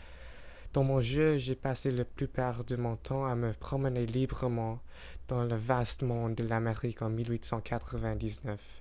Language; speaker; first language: French; non-native, learner; English